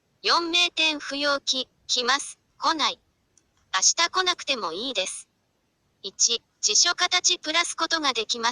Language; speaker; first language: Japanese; non-native, fluent; Chinese